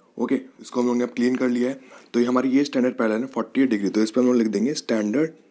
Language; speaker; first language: Hindi; native; Hindi